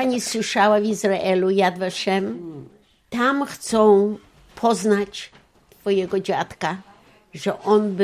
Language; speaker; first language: Polish; non-native, local second language; Yiddish